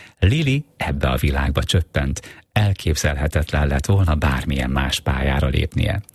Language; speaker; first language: Hungarian; native; Hungarian